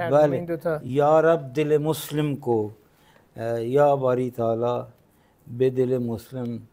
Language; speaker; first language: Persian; non-native, fluent; Punjabi